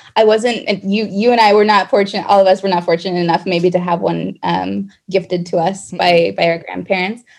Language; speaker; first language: English; native; English